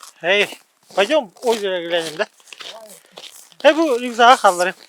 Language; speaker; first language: Russian; non-native, local second language; Yakut